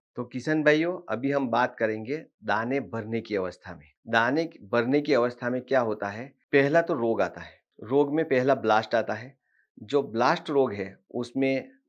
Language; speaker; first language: Hindi; non-native, local second language; Marathi